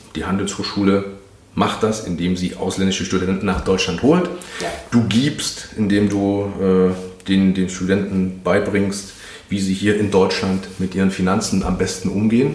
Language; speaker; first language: German; native; German